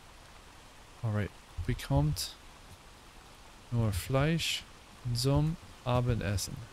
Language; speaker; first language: German; non-native, learner; English